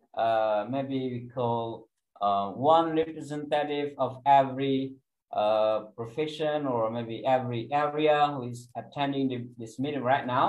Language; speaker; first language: English; non-native, fluent; Indonesian